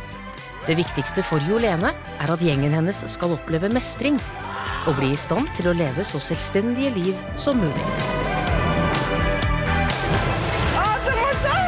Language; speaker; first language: Norwegian; native; Norwegian